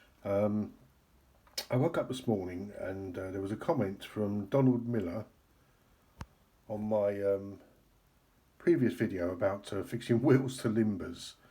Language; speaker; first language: English; native; English